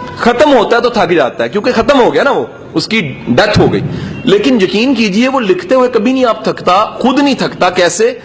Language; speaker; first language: Urdu; non-native, local second language; Punjabi